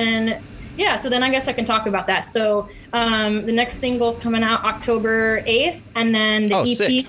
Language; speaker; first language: English; native; English